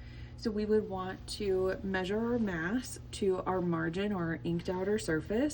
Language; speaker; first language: English; native; English